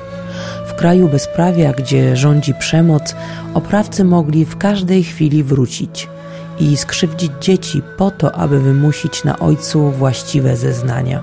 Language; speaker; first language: Polish; native; Polish